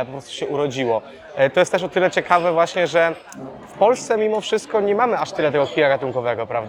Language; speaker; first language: Polish; native; Polish